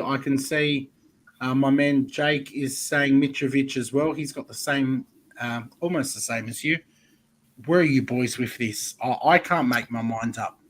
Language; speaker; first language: English; native; English